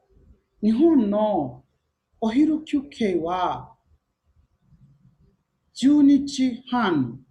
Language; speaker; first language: Japanese; non-native, learner; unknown